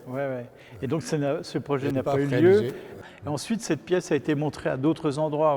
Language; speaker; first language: French; native; French